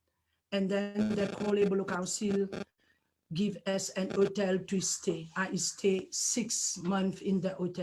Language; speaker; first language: English; non-native, learner; Morisyen